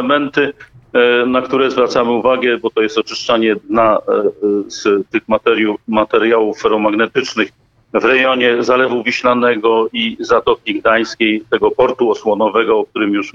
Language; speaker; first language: Polish; native; Polish